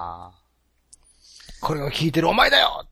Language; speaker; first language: Japanese; native; Japanese